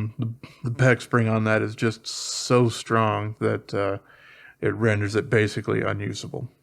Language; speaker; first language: English; native; English